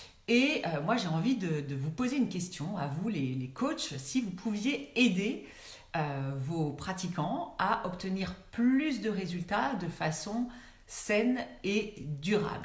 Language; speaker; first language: French; native; French